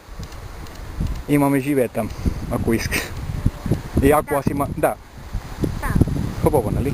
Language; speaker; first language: Bulgarian; non-native, learner; Finnish